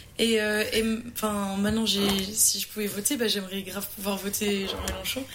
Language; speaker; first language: French; non-native, fluent; English